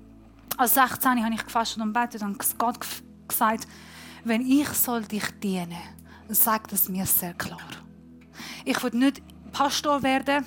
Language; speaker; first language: German; non-native, fluent; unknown